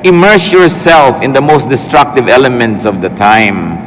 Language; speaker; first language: English; non-native, local second language; Filipino